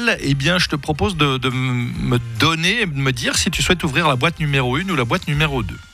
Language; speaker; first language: French; native; French